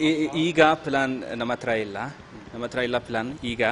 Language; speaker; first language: Kannada; non-native, learner; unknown